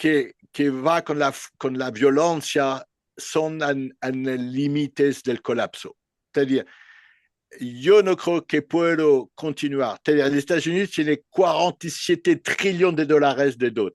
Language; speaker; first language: Spanish; non-native, learner; French